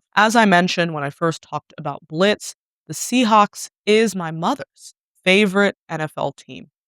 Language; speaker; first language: English; native; English